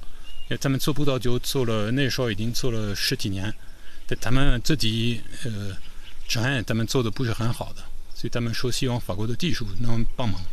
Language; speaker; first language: Chinese; non-native, fluent; French